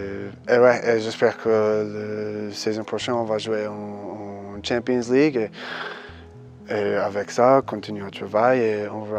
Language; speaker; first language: French; early bilingual, heritage; English